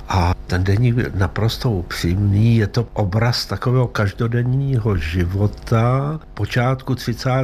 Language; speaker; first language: Czech; early bilingual, other home language; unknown